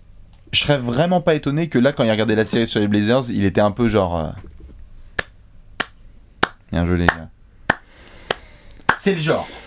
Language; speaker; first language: French; native; French